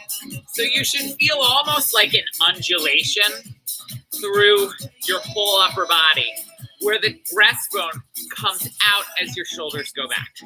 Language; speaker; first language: English; native; English